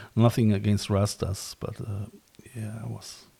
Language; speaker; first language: English; non-native, fluent; German